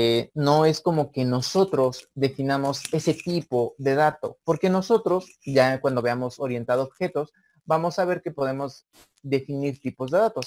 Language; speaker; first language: Spanish; native; Spanish